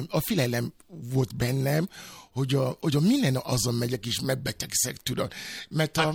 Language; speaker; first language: Hungarian; non-native, fluent; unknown